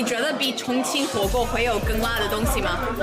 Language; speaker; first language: Chinese; non-native, fluent; English